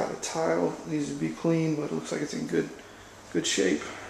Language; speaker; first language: English; native; English